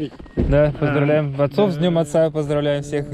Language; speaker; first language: Russian; native; Russian